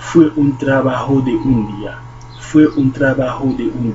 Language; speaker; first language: Spanish; non-native, learner; Haitian Creole